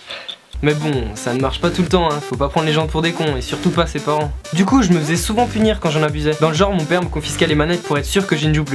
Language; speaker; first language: French; native; French